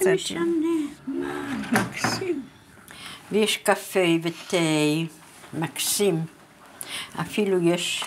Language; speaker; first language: Hebrew; non-native, fluent; Polish